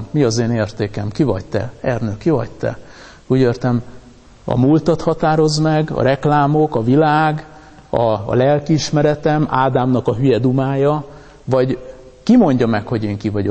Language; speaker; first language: Hungarian; native; Hungarian